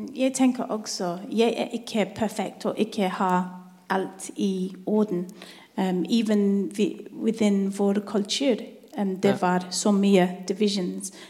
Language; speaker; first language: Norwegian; non-native, learner; English